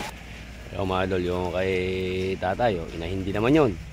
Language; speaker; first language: Filipino; native; Filipino